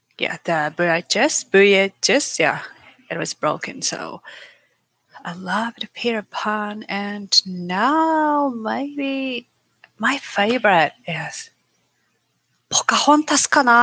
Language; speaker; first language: English; non-native, learner; Japanese